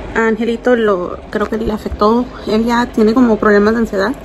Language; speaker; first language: Spanish; early bilingual, heritage; Spanish